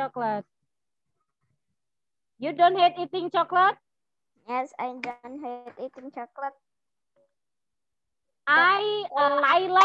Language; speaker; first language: English; non-native, learner; Indonesian